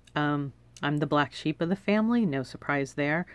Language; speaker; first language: English; native; English